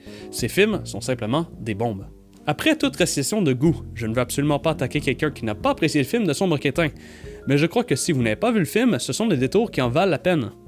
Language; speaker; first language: French; native; French